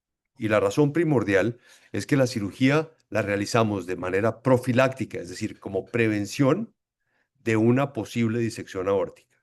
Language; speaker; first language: Spanish; native; Spanish